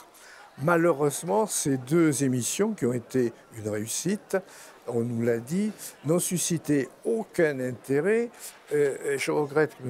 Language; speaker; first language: French; native; French